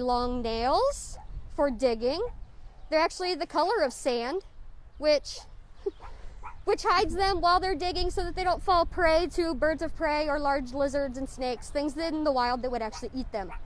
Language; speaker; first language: English; native; English